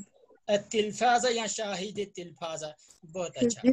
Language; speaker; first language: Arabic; non-native, fluent; Urdu